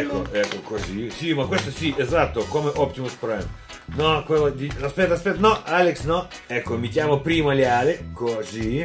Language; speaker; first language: Italian; non-native, fluent; Russian